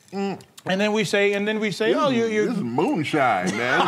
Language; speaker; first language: English; native; English